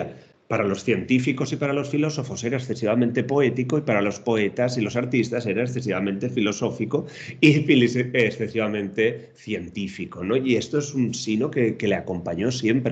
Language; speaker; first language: Spanish; native; Spanish